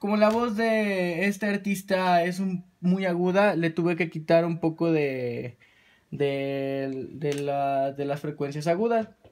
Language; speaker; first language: Spanish; native; Spanish